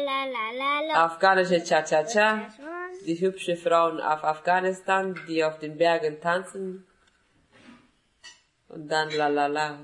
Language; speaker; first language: German; non-native, fluent; Persian